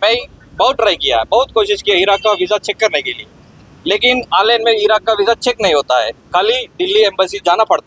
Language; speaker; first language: Hindi; non-native, local second language; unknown